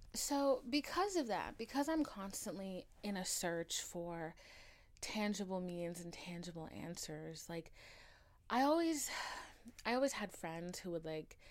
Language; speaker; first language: English; early bilingual, other home language; Haitian Creole